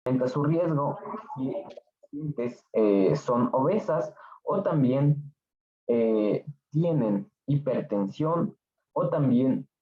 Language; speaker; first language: Spanish; native; Spanish